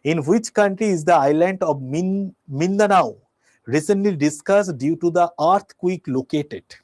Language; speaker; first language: English; non-native, local second language; Bangla